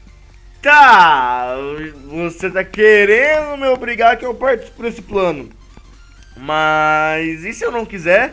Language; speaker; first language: Portuguese; native; Portuguese